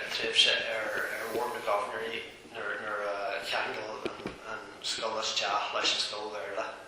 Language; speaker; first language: Irish; non-native, local second language; English